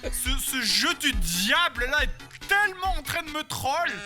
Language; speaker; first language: French; native; French